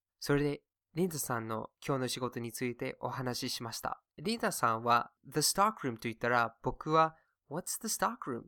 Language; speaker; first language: Japanese; non-native, fluent; English